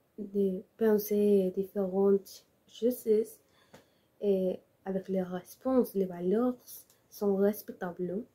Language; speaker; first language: French; non-native, learner; Spanish